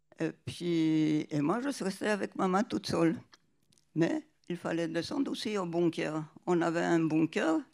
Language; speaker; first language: French; non-native, fluent; Polish